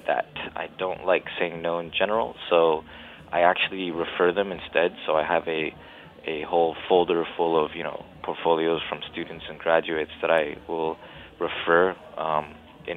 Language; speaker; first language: English; non-native, local second language; Cantonese